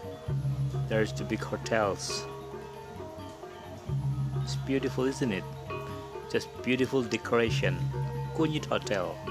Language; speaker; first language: English; non-native, local second language; Indonesian